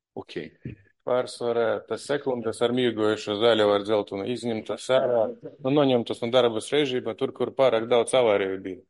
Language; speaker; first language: Latvian; non-native, local second language; Russian